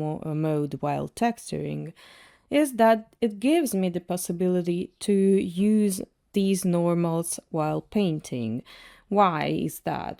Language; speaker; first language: English; non-native, fluent; Russian